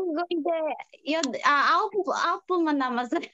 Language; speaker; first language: Korean; non-native, learner; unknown